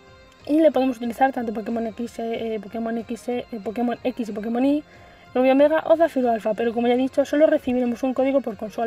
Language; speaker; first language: Spanish; native; Spanish